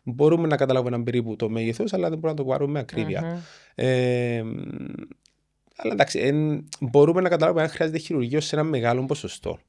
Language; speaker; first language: Greek; native; Greek